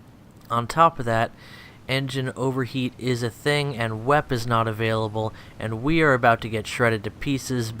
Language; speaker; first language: English; native; English